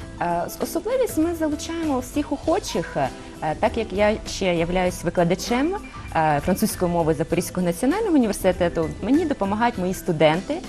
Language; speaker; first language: Ukrainian; non-native, local second language; Russian